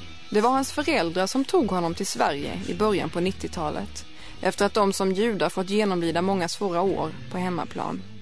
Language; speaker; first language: Swedish; native; Swedish